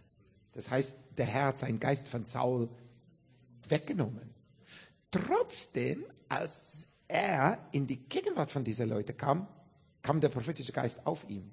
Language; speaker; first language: German; non-native, fluent; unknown